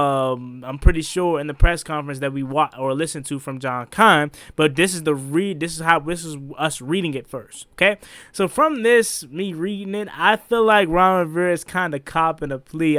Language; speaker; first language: English; native; English